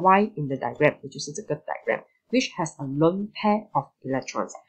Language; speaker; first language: English; non-native, local second language; Chinese